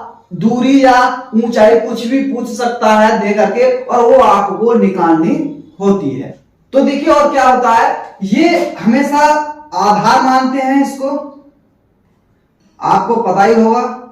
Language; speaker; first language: Hindi; native; Hindi